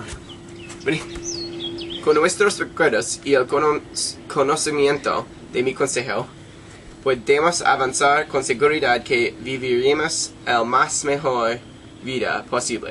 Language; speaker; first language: Spanish; non-native, learner; English